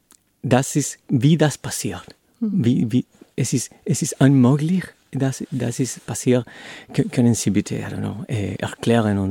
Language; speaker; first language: German; non-native, learner; Spanish